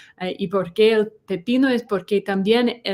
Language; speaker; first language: Spanish; non-native, learner; English